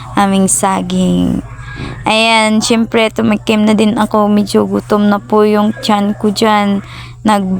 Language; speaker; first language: Filipino; non-native, local second language; Cebuano